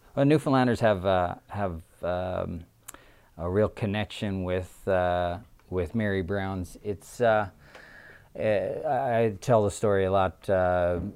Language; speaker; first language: English; native; English